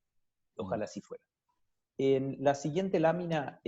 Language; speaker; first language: Spanish; native; Spanish